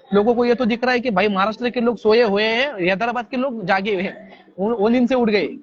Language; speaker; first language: Hindi; non-native, local second language; Marathi